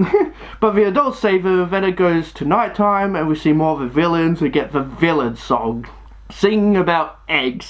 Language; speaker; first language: English; native; English